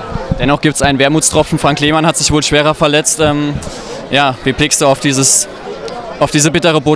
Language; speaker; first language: German; native; German